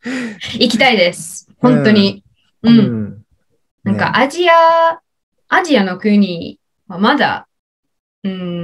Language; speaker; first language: Japanese; non-native, learner; English